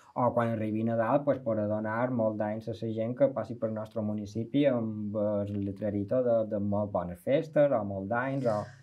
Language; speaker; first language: Catalan; native; Catalan